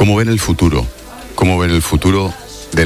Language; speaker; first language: Spanish; native; Spanish